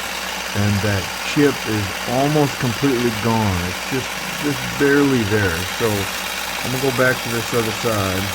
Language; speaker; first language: English; native; English